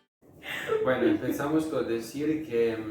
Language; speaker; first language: Spanish; non-native, fluent; Italian